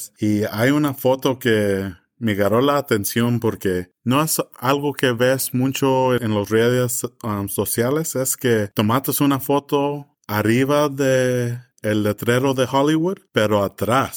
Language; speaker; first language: Spanish; early bilingual, heritage; English